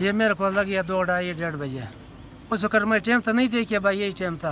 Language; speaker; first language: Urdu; non-native, local second language; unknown